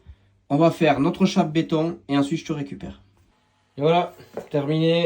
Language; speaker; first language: French; native; French